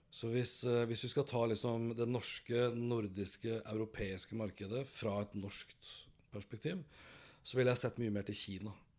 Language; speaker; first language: Norwegian; native; Norwegian